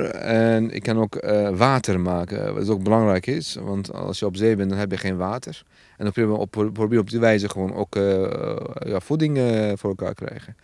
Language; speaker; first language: Dutch; non-native, fluent; Persian